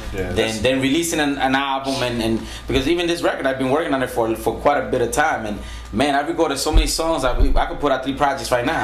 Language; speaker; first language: English; early bilingual, other home language; Spanish